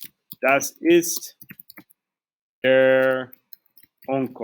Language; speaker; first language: German; non-native, fluent; English